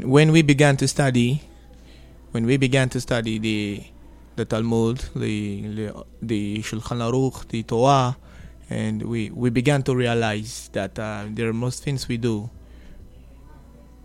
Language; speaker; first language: English; non-native, local second language; Igbo